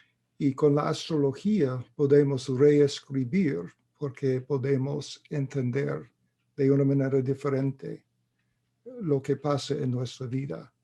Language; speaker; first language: Spanish; non-native, fluent; English